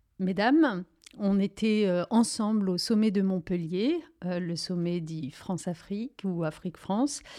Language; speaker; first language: French; early bilingual, other home language; Riffian